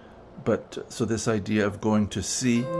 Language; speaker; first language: English; native; English